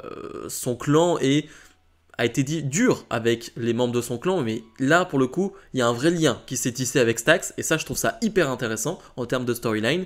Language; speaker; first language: French; native; French